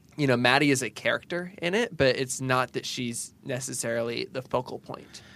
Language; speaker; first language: English; native; English